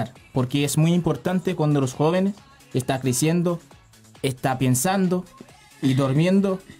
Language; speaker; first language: Spanish; non-native, learner; Haitian Creole